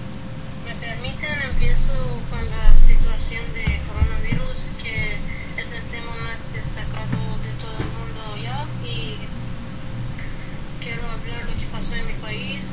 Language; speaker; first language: Spanish; non-native, learner; Persian